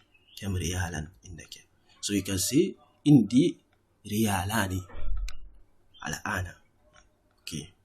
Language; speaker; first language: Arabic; non-native, fluent; English